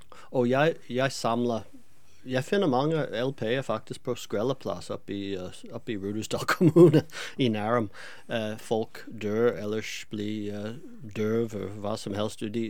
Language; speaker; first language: Danish; non-native, fluent; English